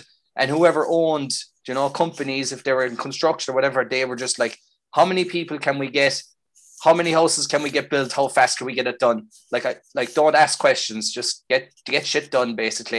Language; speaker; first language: English; native; English